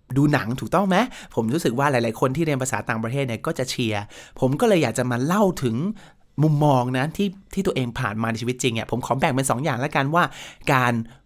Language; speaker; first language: Thai; native; Thai